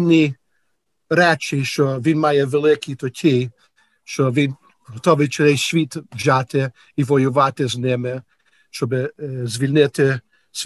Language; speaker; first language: Ukrainian; early bilingual, heritage; Ukrainian